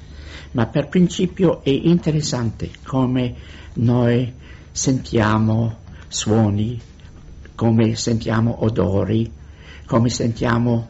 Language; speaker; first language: Italian; non-native, fluent; English